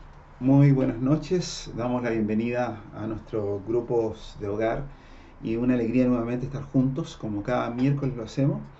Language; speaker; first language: Spanish; native; Spanish